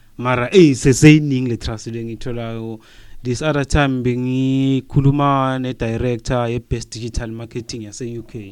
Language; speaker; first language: Zulu; non-native, local second language; Swati